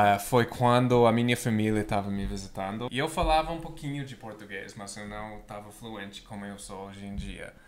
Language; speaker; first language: Portuguese; non-native, fluent; English